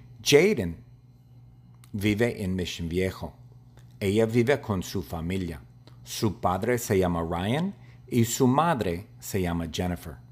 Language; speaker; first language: Spanish; non-native, fluent; English